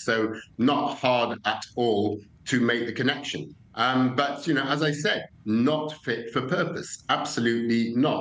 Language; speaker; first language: English; native; English